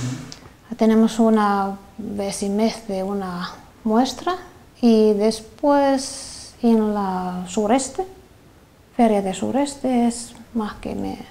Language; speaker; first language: Spanish; non-native, learner; Finnish